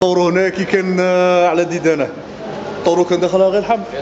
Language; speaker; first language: Arabic; native; Arabic